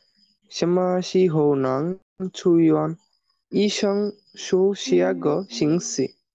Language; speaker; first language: Chinese; non-native, learner; Bangla